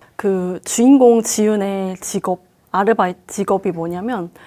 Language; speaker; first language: Korean; native; Korean